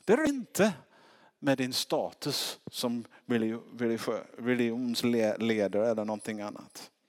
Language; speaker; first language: Swedish; non-native, fluent; English